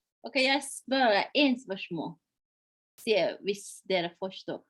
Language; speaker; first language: Norwegian; non-native, fluent; Chinese